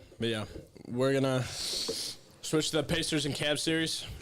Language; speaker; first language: English; native; English